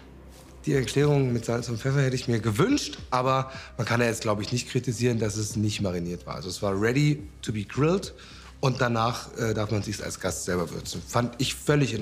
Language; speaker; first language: German; native; German